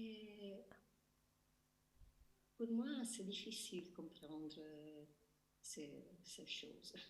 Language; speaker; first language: French; non-native, learner; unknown